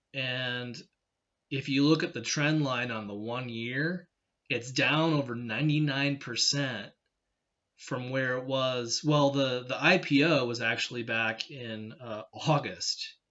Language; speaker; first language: English; native; English